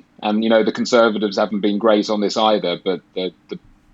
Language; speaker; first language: English; native; English